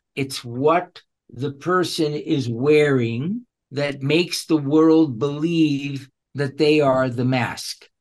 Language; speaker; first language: English; early bilingual, other home language; Spanish